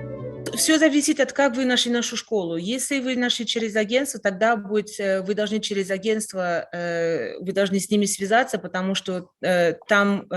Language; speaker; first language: Russian; non-native, fluent; French